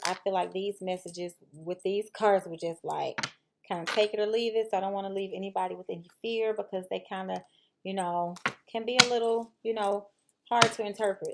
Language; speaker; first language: English; native; English